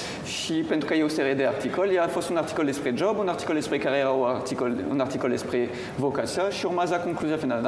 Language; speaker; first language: Romanian; non-native, fluent; French